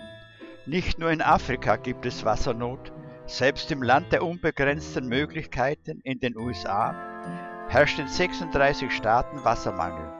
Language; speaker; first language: German; native; German